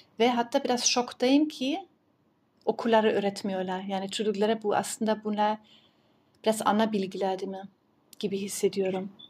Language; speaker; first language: Turkish; early bilingual, heritage; Turkish